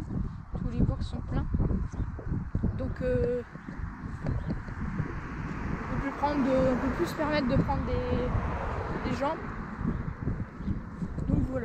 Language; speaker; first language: French; native; French